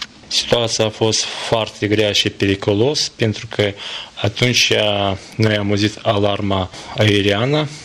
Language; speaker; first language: Romanian; non-native, learner; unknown